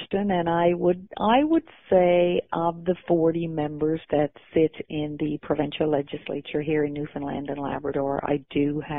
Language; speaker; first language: English; native; English